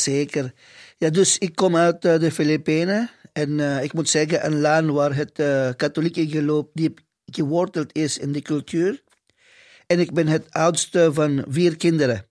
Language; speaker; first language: Dutch; non-native, fluent; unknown